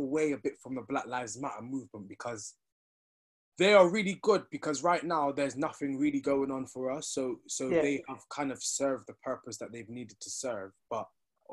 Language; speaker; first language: English; native; English